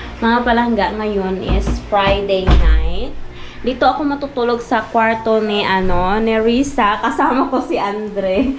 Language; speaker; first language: Filipino; non-native, local second language; Hiligaynon